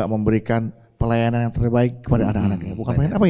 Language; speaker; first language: Indonesian; native; Indonesian